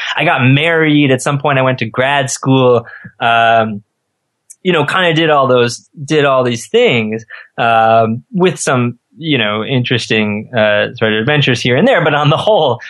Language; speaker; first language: English; native; English